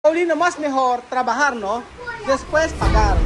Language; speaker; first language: Spanish; non-native, learner; Filipino